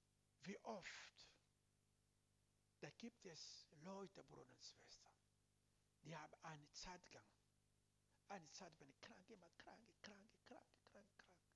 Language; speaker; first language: German; non-native, learner; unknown